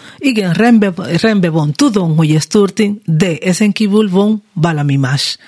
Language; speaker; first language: Hungarian; non-native, learner; Spanish